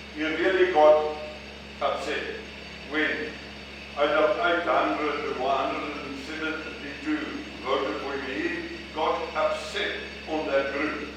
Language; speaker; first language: English; non-native, local second language; Afrikaans